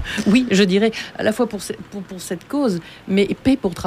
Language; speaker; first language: French; native; French